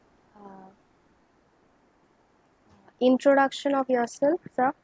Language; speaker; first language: English; non-native, local second language; Bangla